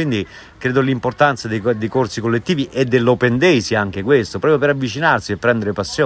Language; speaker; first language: Italian; native; Italian